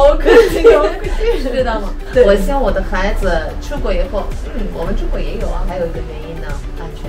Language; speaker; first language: Chinese; non-native, fluent; Armenian